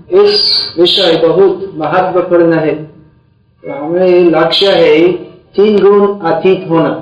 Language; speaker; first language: Hindi; non-native, fluent; English